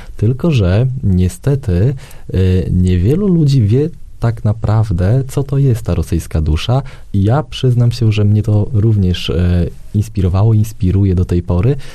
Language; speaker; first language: Polish; native; Polish